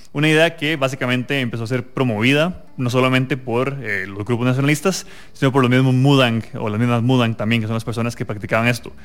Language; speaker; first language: Spanish; native; Spanish